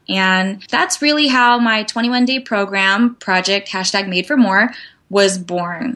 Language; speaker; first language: English; native; English